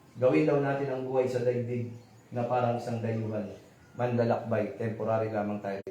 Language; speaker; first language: Filipino; native; Filipino